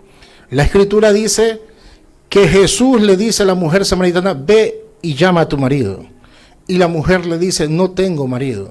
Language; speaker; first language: Spanish; native; Spanish